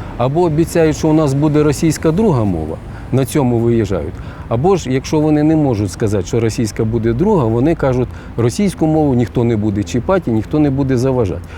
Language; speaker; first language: Ukrainian; non-native, local second language; Russian